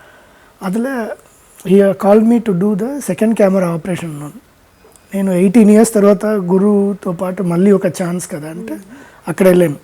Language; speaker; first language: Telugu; non-native, fluent; Tamil